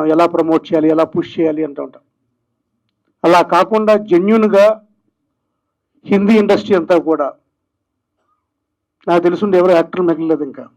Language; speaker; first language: Telugu; native; Telugu